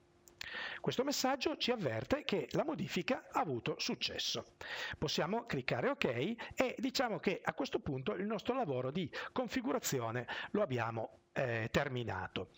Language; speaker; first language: Italian; native; Italian